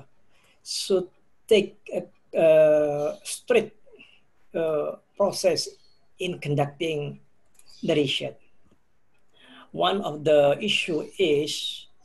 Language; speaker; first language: English; non-native, fluent; Indonesian